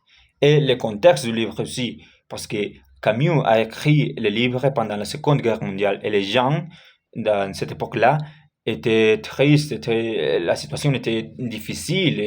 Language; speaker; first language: French; non-native, learner; Spanish